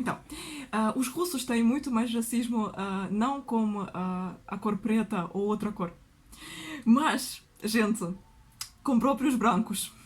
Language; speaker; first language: Portuguese; non-native, fluent; Russian